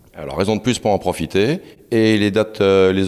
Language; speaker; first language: French; native; French